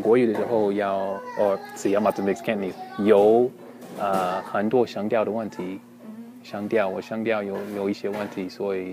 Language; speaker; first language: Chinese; non-native, fluent; English